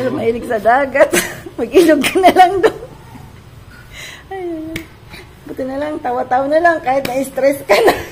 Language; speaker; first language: Filipino; native; Filipino